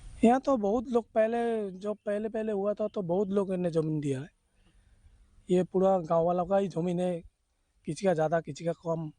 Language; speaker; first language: Hindi; non-native, local second language; Bangla